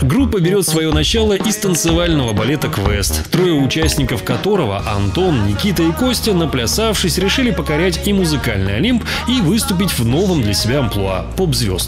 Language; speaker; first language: Russian; native; Russian